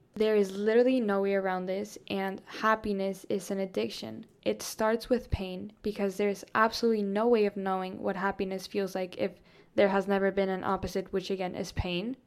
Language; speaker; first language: English; non-native, fluent; Spanish